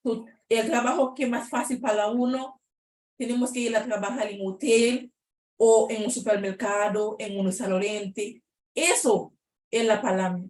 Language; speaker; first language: Spanish; non-native, learner; Haitian Creole